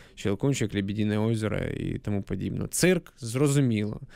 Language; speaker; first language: Ukrainian; native; Ukrainian